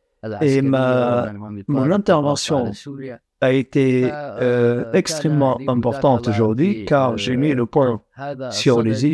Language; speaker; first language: French; non-native, fluent; Arabic